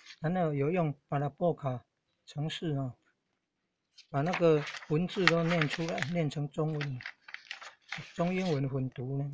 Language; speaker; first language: Chinese; non-native, local second language; Min Nan Chinese